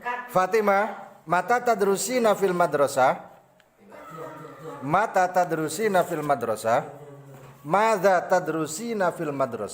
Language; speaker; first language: Arabic; non-native, fluent; Indonesian